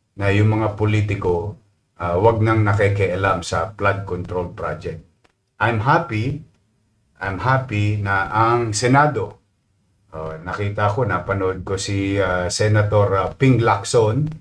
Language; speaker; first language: Filipino; native; Filipino